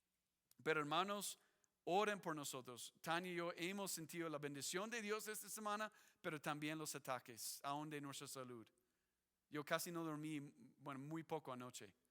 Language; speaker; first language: Spanish; non-native, fluent; English